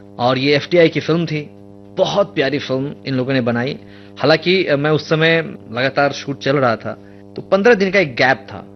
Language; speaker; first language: Hindi; non-native, local second language; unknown